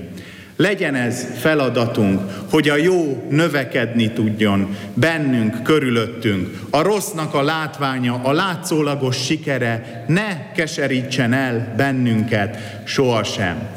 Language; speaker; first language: Hungarian; native; Hungarian